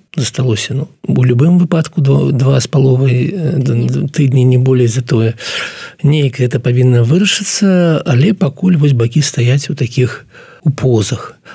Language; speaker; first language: Belarusian; non-native, local second language; Russian